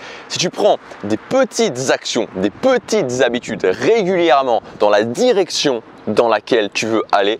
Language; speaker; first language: French; native; French